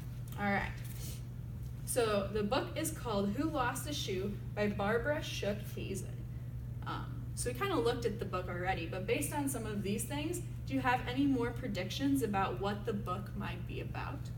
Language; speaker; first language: English; native; English